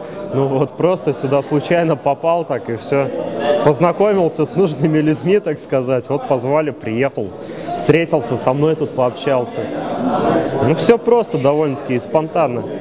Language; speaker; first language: Russian; native; Russian